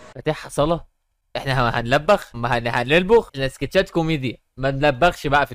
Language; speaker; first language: Arabic; native; Arabic